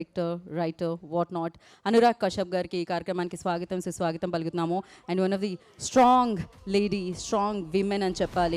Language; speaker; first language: Telugu; native; Telugu